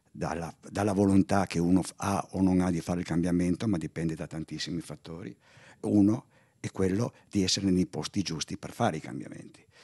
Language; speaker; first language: Italian; native; Italian